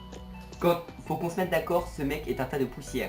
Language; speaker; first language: French; native; French